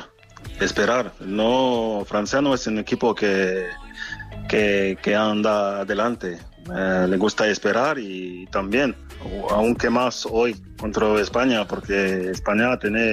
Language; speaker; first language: Spanish; non-native, fluent; French